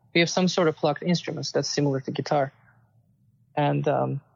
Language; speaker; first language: English; non-native, fluent; Turkish